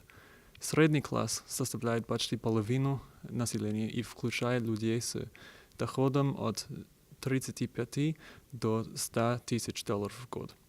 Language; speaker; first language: Russian; non-native, learner; English